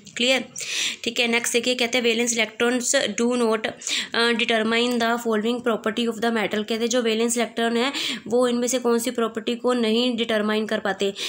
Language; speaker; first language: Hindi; non-native, local second language; Punjabi